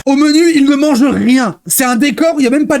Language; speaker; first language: French; native; French